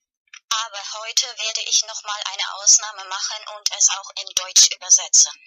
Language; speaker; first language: German; non-native, fluent; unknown